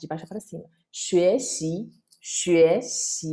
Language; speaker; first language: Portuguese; non-native, fluent; Chinese